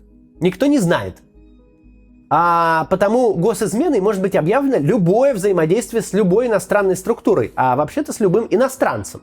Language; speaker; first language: Russian; native; Russian